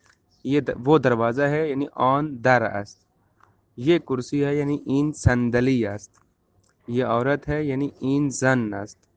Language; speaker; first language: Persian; non-native, fluent; Urdu